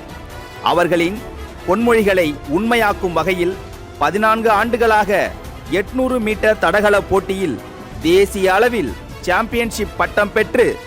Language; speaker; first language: Tamil; native; Tamil